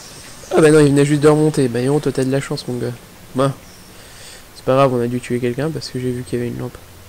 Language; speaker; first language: French; native; French